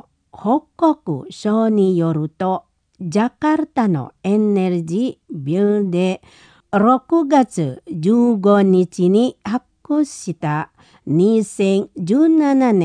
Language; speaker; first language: Japanese; non-native, fluent; Indonesian